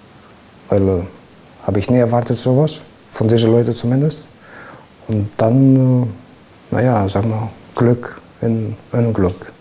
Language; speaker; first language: German; non-native, fluent; Greek